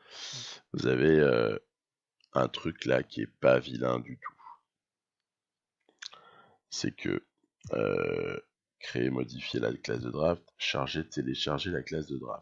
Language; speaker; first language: French; native; French